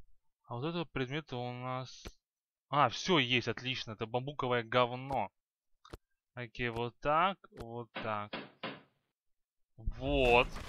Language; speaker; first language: Russian; native; Russian